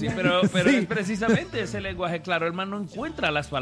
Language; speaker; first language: Spanish; native; Spanish